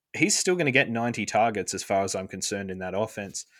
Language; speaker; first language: English; native; English